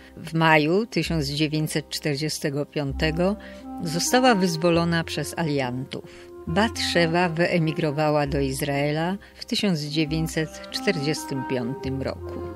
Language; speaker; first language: Polish; native; Polish